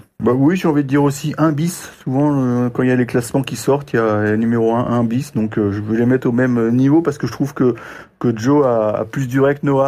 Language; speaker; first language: French; native; French